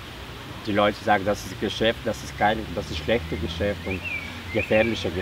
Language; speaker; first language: German; non-native, learner; Bulgarian